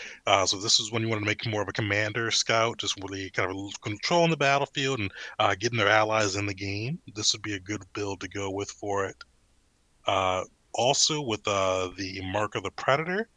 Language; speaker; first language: English; native; English